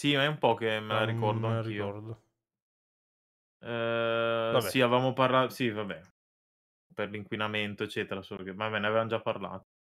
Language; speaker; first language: Italian; native; Italian